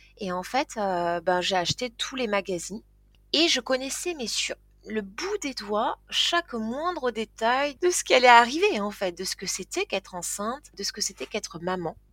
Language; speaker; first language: French; native; French